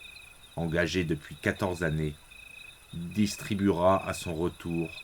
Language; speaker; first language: French; native; French